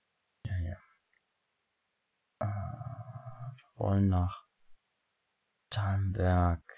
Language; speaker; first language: German; native; German